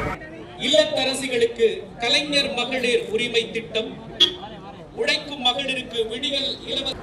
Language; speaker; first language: Tamil; native; Tamil